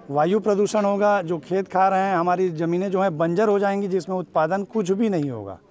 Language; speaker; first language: Hindi; native; Hindi